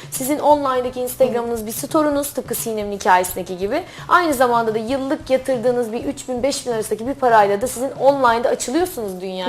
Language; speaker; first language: Turkish; native; Turkish